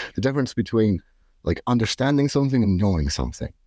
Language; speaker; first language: English; native; English